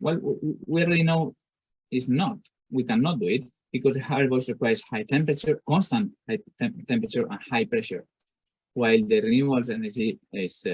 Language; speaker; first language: English; non-native, fluent; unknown